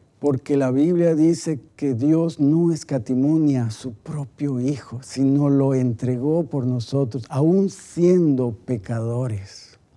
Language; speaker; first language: Spanish; native; Spanish